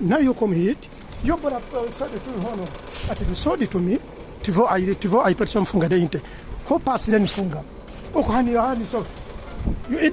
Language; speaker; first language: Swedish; non-native, learner; Ganda